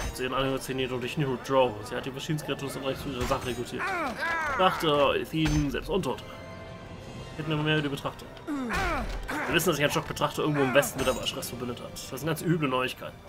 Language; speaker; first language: German; native; German